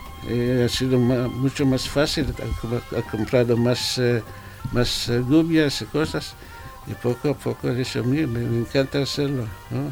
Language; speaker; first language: Spanish; non-native, fluent; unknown